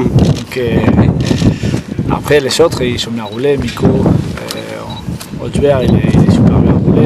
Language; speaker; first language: French; non-native, fluent; Spanish